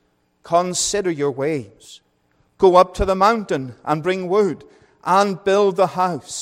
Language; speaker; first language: English; native; English